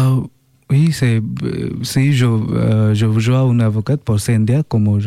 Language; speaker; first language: French; non-native, learner; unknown